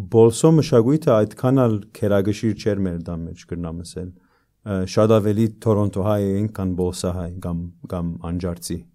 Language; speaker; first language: Armenian; early bilingual, heritage; Armenian